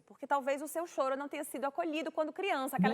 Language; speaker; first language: Portuguese; native; Portuguese